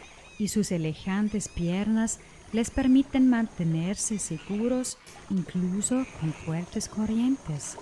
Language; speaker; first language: Spanish; non-native, fluent; German